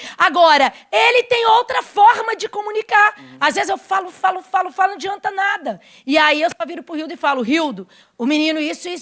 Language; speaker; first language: Portuguese; native; Portuguese